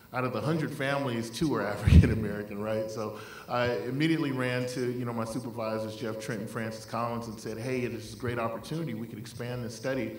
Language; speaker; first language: English; native; English